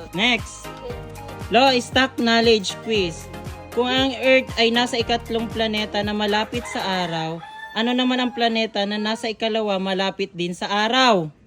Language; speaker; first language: Filipino; non-native, local second language; Bikol